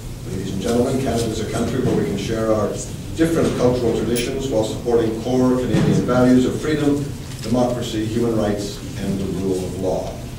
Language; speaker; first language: English; native; English